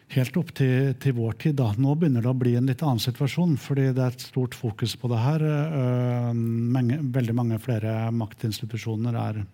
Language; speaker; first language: Norwegian; native; Norwegian